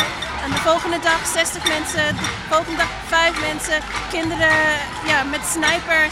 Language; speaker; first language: Dutch; non-native, fluent; English